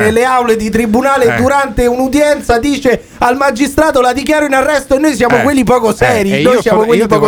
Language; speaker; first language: Italian; native; Italian